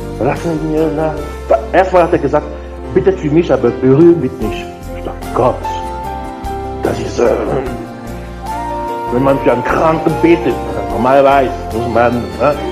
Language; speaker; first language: German; non-native, learner; French